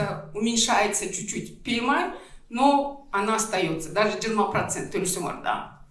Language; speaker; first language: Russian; non-native, local second language; Kyrgyz